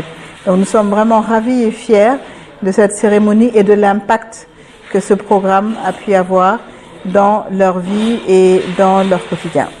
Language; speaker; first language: French; non-native, local second language; Wolof